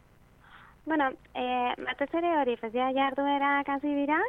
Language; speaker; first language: Basque; non-native, local second language; Spanish